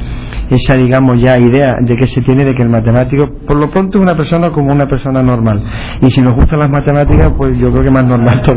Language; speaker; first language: Spanish; native; Spanish